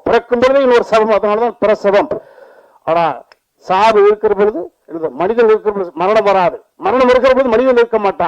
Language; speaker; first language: Tamil; native; Tamil